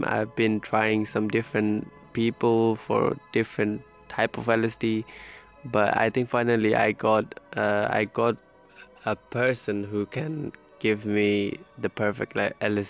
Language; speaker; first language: English; native; English